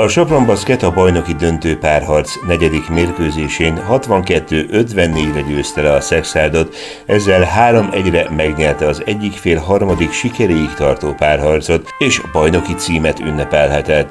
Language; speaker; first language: Hungarian; native; Hungarian